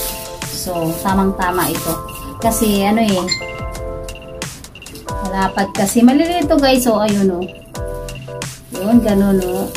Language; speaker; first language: Filipino; non-native, local second language; Cebuano